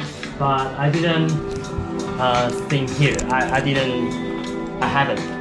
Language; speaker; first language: English; non-native, learner; Chinese